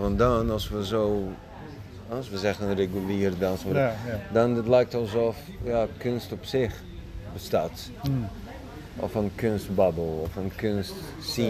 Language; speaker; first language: Dutch; non-native, fluent; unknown